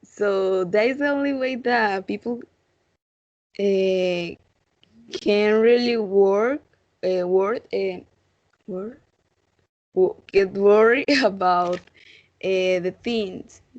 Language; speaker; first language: English; non-native, learner; Spanish